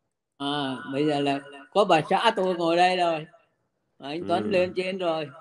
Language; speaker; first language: Vietnamese; native; Vietnamese